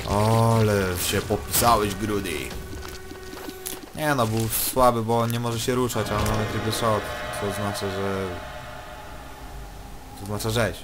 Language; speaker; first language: Polish; native; Polish